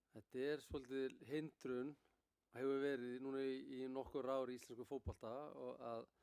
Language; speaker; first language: Icelandic; native; Icelandic